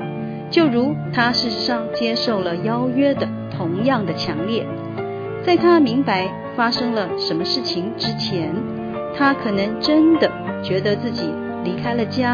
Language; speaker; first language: Chinese; native; Chinese